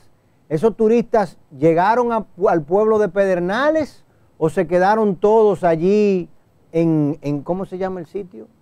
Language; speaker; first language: Spanish; native; Spanish